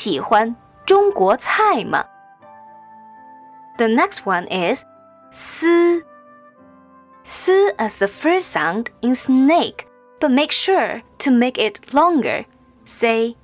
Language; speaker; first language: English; non-native, fluent; Chinese